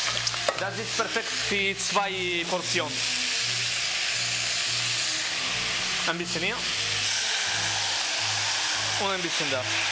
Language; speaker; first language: German; non-native, learner; Italian